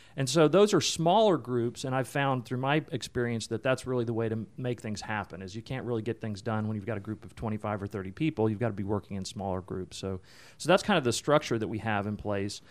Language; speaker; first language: English; native; English